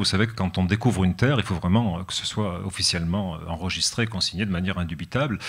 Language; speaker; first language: French; native; French